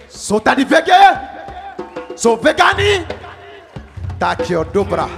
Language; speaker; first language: Czech; non-native, learner; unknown